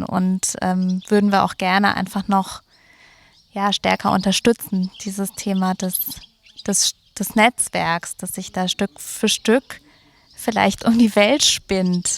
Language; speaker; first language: German; native; German